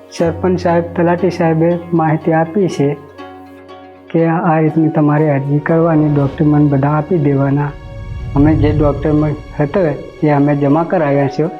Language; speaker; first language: Gujarati; non-native, local second language; Rathawi